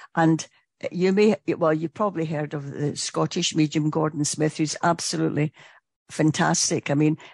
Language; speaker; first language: English; native; English